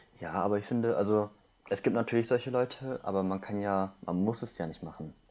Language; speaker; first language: German; early bilingual, other home language; Korean